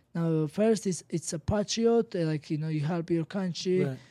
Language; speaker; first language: English; non-native, learner; Georgian